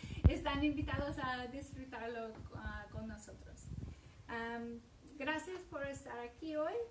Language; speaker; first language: Spanish; non-native, fluent; English